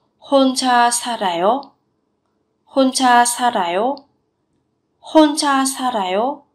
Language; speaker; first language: Korean; non-native, fluent; Vietnamese